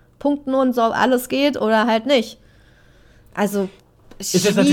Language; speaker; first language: German; native; German